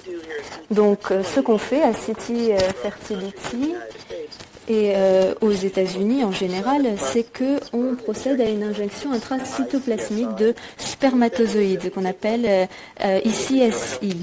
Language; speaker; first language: French; native; French